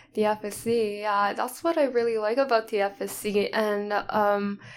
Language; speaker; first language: English; early bilingual, other home language; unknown